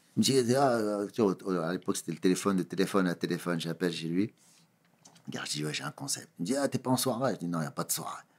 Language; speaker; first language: French; early bilingual, other home language; Kabuverdianu